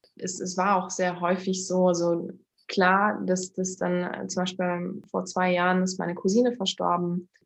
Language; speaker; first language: German; early bilingual, other home language; Turkish